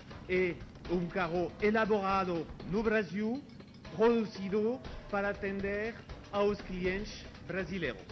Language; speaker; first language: Portuguese; non-native, fluent; French